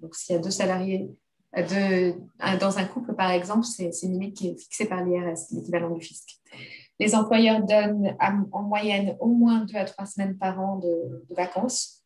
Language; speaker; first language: French; native; French